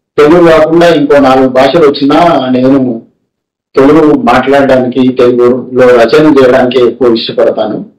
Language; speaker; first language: Telugu; early bilingual, heritage; Telugu